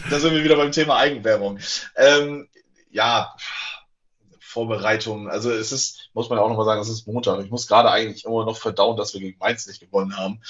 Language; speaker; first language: German; native; German